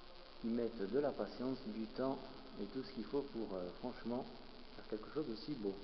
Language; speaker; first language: French; native; French